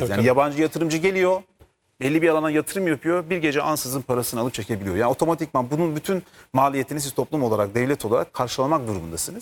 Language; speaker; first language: Turkish; native; Turkish